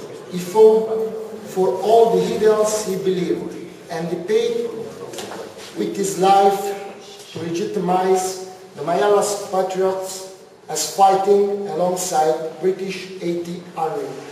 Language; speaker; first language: English; non-native, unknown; Italian